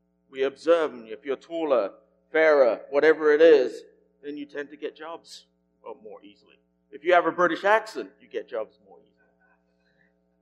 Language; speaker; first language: English; native; English